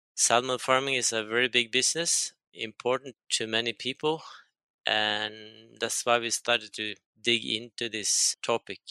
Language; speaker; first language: English; non-native, fluent; Norwegian